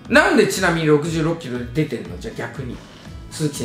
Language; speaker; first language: Japanese; native; Japanese